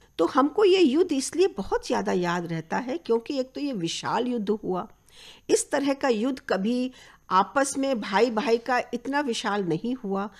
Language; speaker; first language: Hindi; native; Hindi